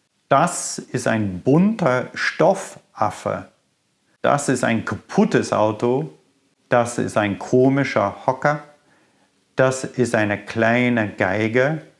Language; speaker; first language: German; non-native, fluent; English